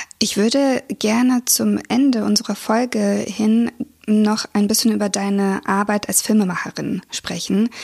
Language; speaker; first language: German; early bilingual, other home language; Russian